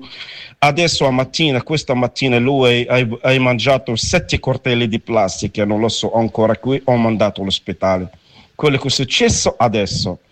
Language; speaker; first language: Italian; non-native, learner; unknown